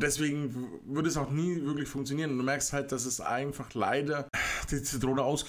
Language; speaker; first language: German; native; German